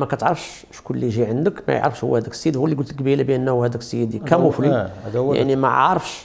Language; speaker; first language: Arabic; native; Arabic